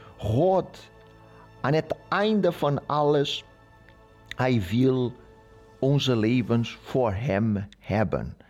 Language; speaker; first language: Dutch; non-native, learner; Portuguese